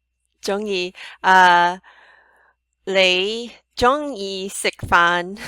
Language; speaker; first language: Cantonese; non-native, learner; English